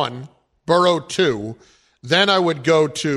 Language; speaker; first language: English; native; English